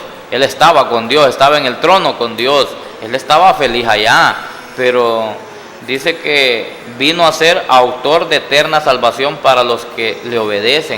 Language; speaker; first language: Spanish; native; Spanish